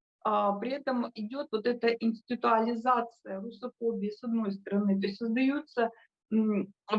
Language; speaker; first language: Russian; native; Russian